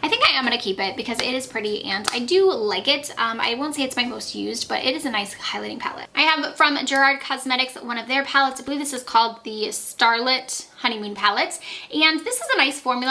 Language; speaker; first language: English; native; English